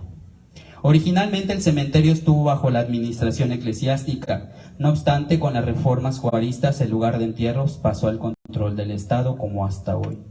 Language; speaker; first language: Spanish; native; Spanish